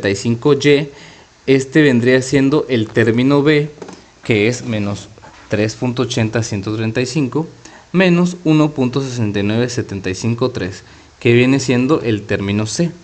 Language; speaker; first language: Spanish; native; Spanish